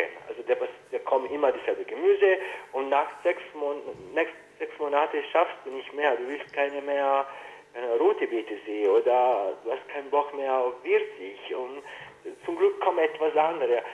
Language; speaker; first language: German; non-native, fluent; Italian